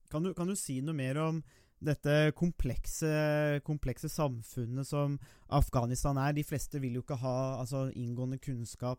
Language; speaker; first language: Norwegian; native; Norwegian